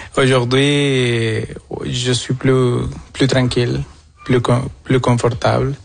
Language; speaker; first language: French; non-native, fluent; Spanish